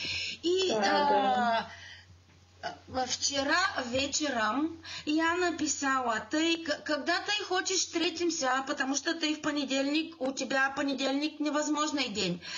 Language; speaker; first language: Russian; non-native, learner; Bulgarian